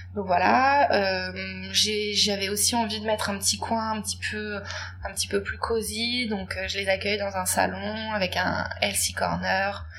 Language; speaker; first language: French; native; French